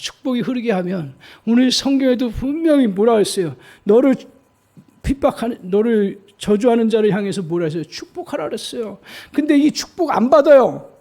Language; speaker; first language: Korean; native; Korean